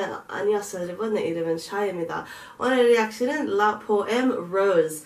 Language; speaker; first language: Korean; non-native, learner; English